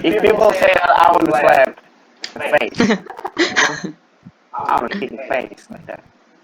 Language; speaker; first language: English; non-native, learner; Indonesian